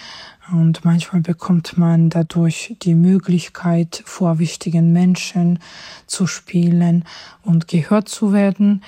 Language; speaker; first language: German; non-native, fluent; Georgian